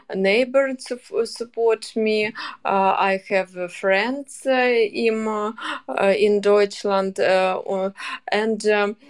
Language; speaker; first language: English; non-native, learner; Ukrainian